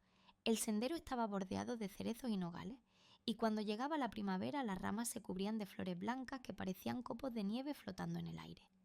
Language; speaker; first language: Spanish; native; Spanish